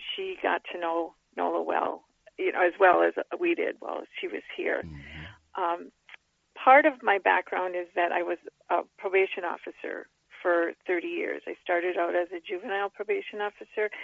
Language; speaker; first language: English; native; English